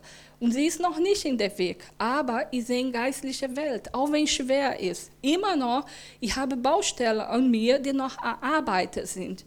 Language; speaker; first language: German; non-native, learner; Portuguese